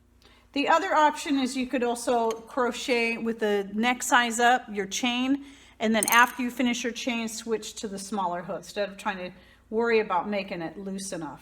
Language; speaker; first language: English; native; English